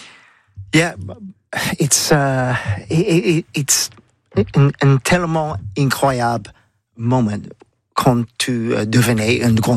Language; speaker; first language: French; non-native, learner; English